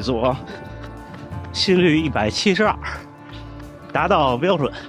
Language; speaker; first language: Chinese; native; Chinese